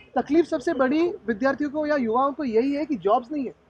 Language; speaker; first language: Hindi; non-native, local second language; Marathi